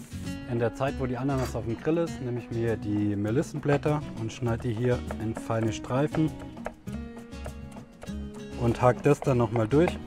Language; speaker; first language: German; native; German